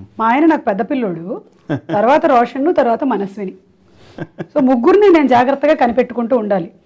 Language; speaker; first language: Telugu; non-native, local second language; Malayalam